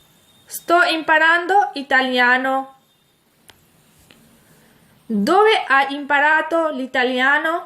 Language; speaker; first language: Italian; non-native, fluent; Urdu